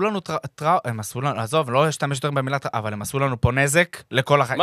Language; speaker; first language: Hebrew; native; Hebrew